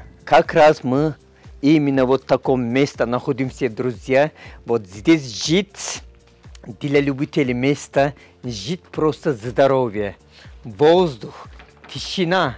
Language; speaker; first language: Russian; non-native, fluent; Turkish